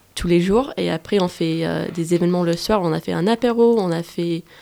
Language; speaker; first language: French; non-native, fluent; English